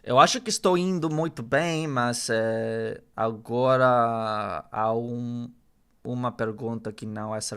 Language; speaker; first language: Portuguese; non-native, learner; English